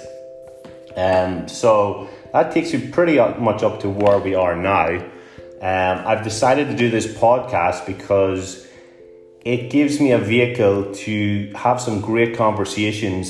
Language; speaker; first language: English; native; English